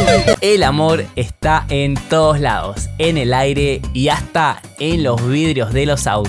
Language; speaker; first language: Spanish; native; Spanish